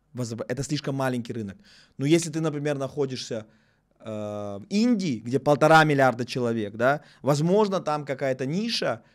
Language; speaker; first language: Russian; native; Russian